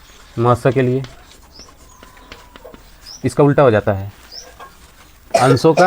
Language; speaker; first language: Hindi; native; Hindi